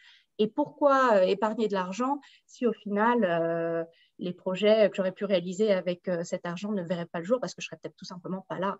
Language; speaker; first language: French; native; French